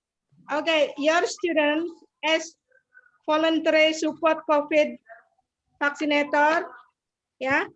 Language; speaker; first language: English; non-native, learner; Indonesian